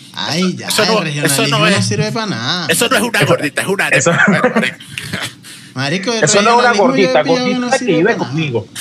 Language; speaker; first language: Spanish; native; Spanish